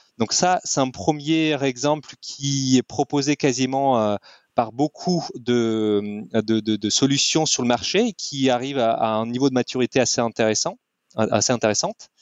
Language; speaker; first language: French; non-native, fluent; Russian